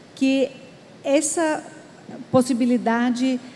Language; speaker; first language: Portuguese; non-native, fluent; German